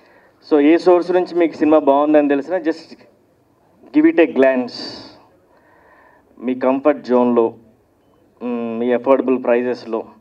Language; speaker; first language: Telugu; native; Telugu